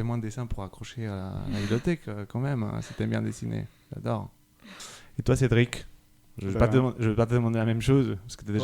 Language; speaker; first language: French; native; French